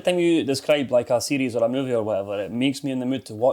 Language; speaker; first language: English; native; English